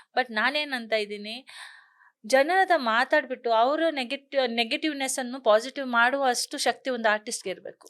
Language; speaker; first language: Kannada; non-native, local second language; Konkani